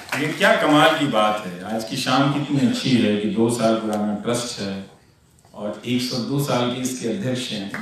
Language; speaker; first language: Hindi; non-native, local second language; Bhojpuri